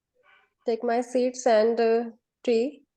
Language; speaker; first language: English; non-native, learner; Hindi